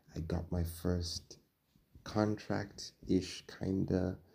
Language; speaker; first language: English; non-native, local second language; Swahili